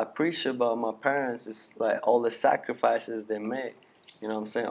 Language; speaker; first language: English; early bilingual, other home language; Persian